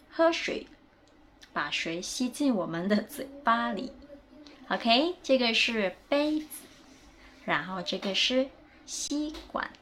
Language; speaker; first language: Chinese; non-native, fluent; Indonesian